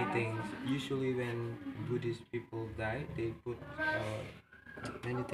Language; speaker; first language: English; non-native, learner; Indonesian